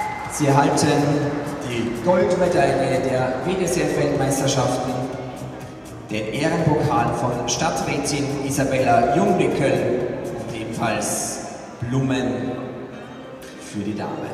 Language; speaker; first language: German; native; German